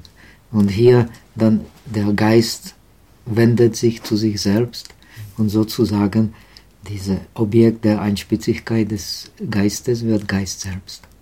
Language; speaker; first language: German; non-native, fluent; Czech